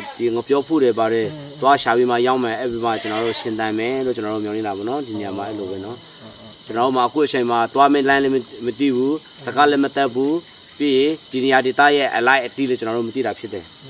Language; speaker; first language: Burmese; non-native, local second language; Hakha Chin